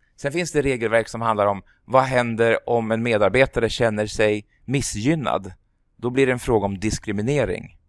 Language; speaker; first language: Swedish; native; Swedish